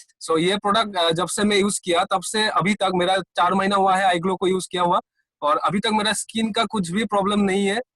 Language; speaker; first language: Hindi; non-native, local second language; Assamese